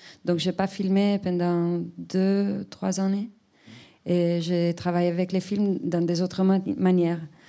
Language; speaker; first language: French; non-native, fluent; Spanish